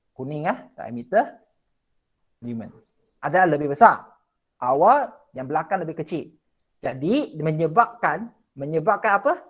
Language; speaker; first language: Malay; non-native, local second language; Chinese